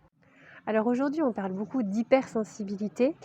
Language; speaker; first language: French; native; French